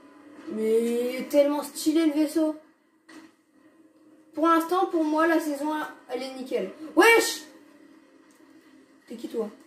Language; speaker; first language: French; native; French